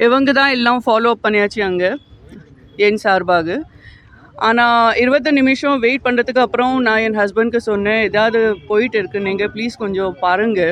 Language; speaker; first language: Tamil; non-native, local second language; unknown